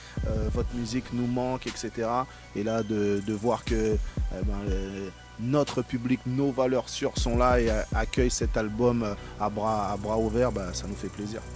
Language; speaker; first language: French; native; French